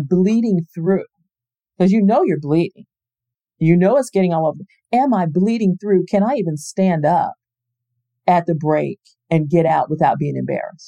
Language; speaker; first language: English; native; English